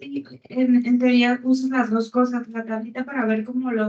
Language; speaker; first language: Spanish; native; Spanish